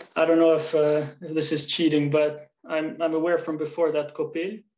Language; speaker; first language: English; early bilingual, other home language; Albanian